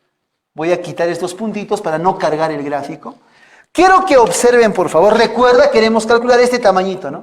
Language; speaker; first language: Spanish; native; Spanish